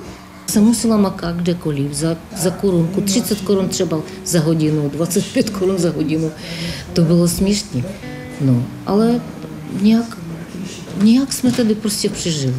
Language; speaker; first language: Czech; non-native, fluent; Russian